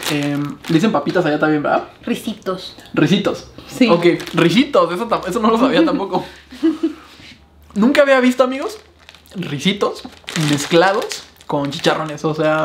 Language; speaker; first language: Spanish; native; Spanish